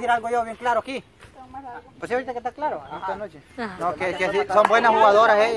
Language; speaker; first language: Spanish; native; Spanish